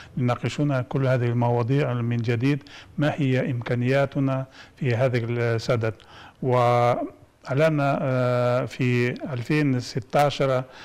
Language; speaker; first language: Arabic; non-native, fluent; Kazakh